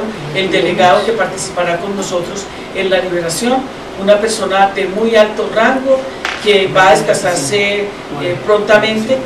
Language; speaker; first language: Spanish; native; Spanish